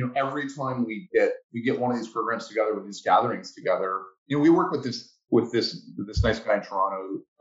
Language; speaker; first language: English; native; English